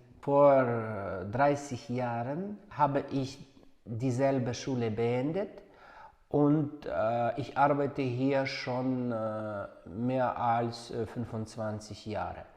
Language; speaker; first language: German; non-native, fluent; Ukrainian